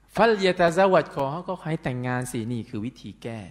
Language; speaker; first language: Thai; non-native, local second language; Pattani Malay